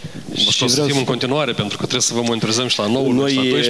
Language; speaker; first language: Romanian; native; Romanian